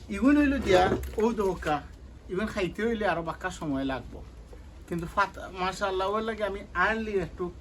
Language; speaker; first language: Bangla; non-native, local second language; Sylheti